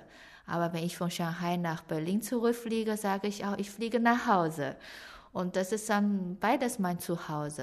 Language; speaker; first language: German; non-native, fluent; Chinese